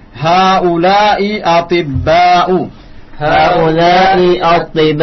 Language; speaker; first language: Arabic; non-native, fluent; Indonesian